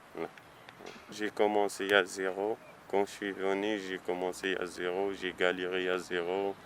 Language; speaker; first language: French; non-native, learner; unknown